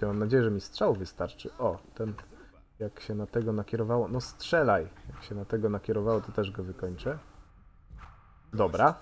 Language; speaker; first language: Polish; native; Polish